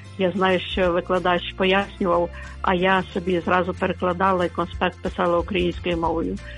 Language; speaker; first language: Ukrainian; native; Ukrainian